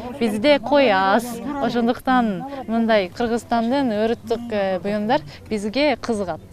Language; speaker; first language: Kyrgyz; non-native, learner; Japanese